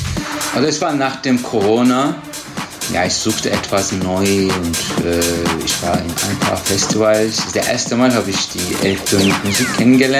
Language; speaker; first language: German; non-native, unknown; Turkish